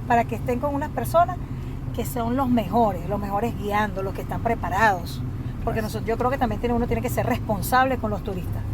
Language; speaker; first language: Spanish; native; Spanish